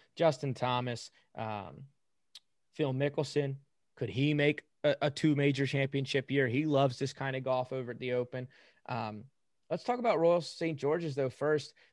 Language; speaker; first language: English; native; English